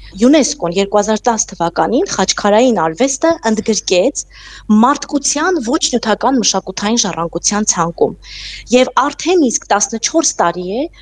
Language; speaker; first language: Armenian; native; Armenian